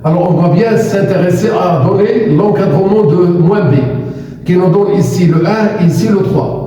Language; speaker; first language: French; non-native, local second language; Arabic